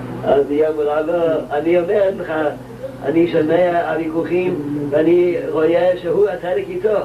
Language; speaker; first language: Hebrew; non-native, local second language; Yiddish